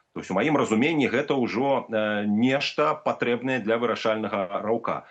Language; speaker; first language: Belarusian; native; Belarusian